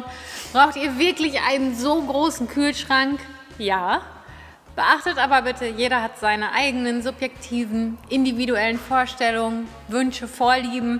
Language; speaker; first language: German; native; German